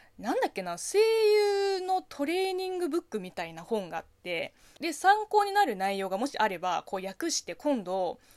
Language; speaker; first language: Japanese; non-native, fluent; Chinese